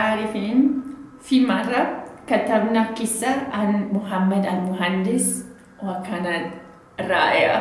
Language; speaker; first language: Arabic; non-native, learner; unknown